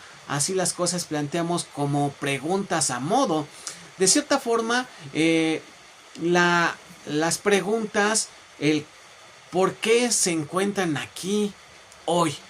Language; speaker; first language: Spanish; native; Spanish